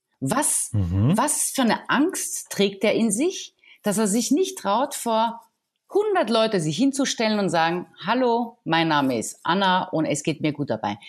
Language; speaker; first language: German; non-native, fluent; French